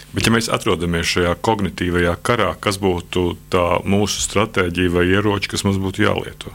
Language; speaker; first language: Latvian; native; Latvian